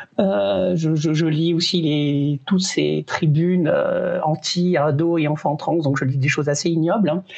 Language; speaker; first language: French; native; French